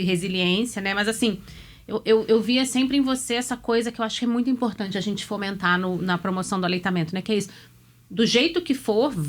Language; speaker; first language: Portuguese; native; Portuguese